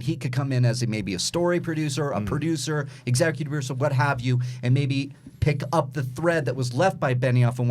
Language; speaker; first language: English; native; English